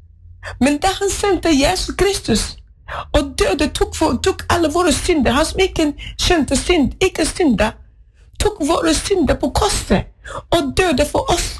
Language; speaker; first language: Norwegian; non-native, fluent; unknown